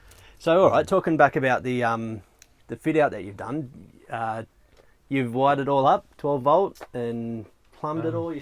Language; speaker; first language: English; native; English